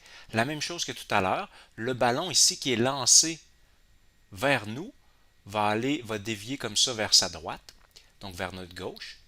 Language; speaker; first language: French; native; French